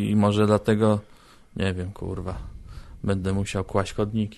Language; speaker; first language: Polish; native; Polish